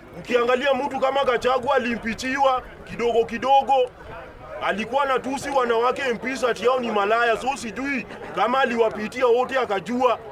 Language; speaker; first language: Swahili; native; Swahili